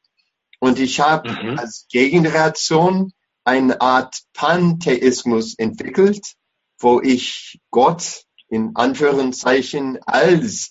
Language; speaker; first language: German; non-native, fluent; English